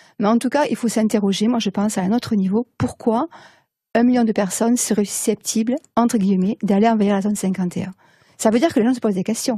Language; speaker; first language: French; native; French